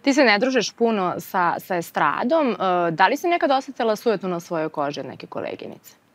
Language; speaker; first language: Serbian; native; Serbian